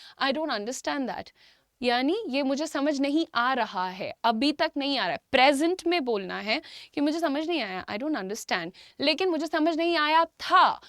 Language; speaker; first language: Hindi; native; Hindi